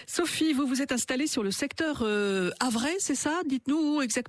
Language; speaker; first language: French; native; French